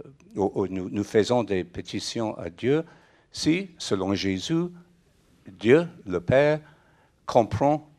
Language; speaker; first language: French; non-native, fluent; English